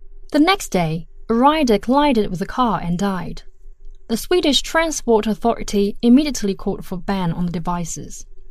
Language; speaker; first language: English; non-native, fluent; Chinese